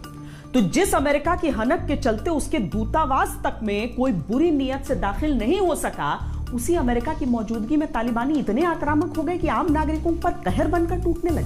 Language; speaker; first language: Hindi; native; Hindi